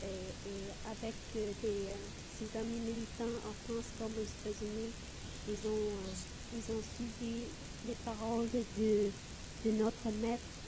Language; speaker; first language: French; non-native, fluent; Vietnamese